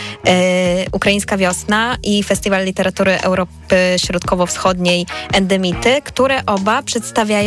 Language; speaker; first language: Polish; native; Polish